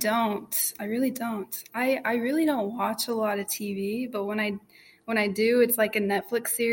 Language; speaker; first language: English; native; English